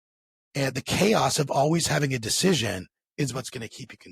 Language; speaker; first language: English; native; English